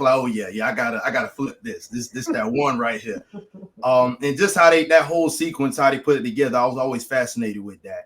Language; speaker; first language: English; native; English